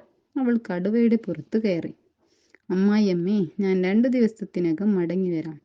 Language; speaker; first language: Malayalam; native; Malayalam